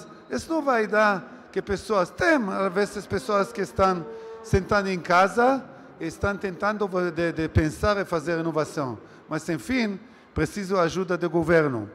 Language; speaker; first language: Portuguese; non-native, learner; Hebrew